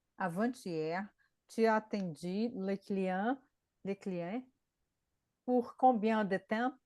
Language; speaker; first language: French; non-native, learner; Portuguese